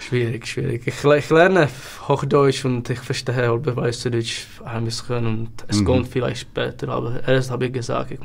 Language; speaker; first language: German; non-native, learner; Czech